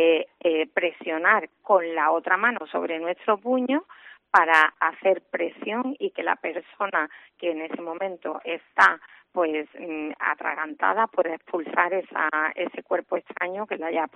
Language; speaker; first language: Spanish; native; Spanish